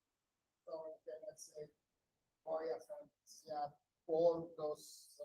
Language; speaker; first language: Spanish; non-native, learner; English